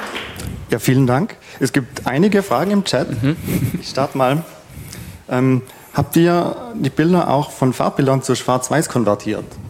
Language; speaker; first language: German; native; German